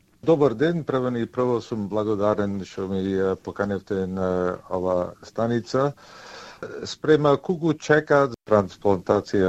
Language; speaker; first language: Macedonian; early bilingual, heritage; Macedonian